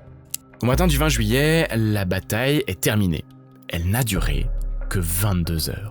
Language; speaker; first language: French; native; French